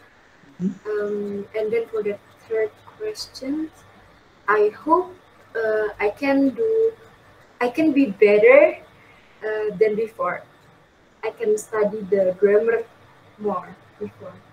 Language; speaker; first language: English; non-native, fluent; Indonesian